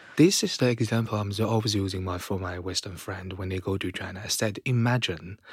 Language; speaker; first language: English; non-native, fluent; Chinese